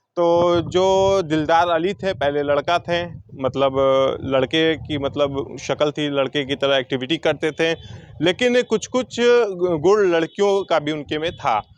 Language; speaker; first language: Hindi; native; Hindi